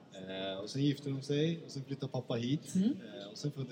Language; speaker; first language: Swedish; early bilingual, other home language; Turkish